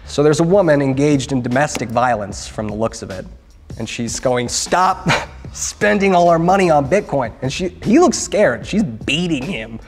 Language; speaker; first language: English; native; English